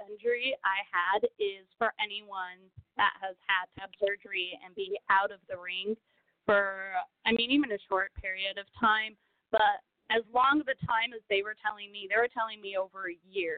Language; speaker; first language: English; non-native, fluent; Portuguese